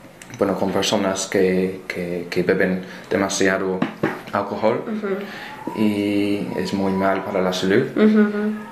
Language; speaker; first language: Spanish; non-native, learner; English